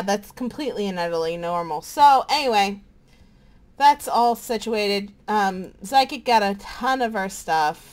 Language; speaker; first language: English; native; English